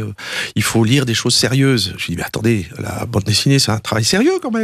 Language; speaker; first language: French; native; French